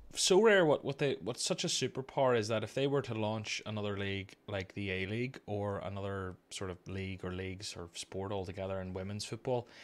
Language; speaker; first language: English; native; English